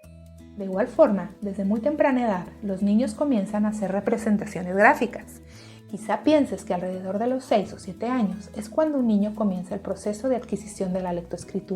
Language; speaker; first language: Spanish; native; Spanish